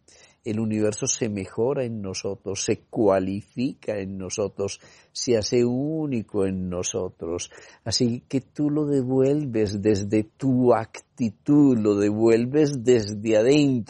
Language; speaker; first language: Spanish; native; Spanish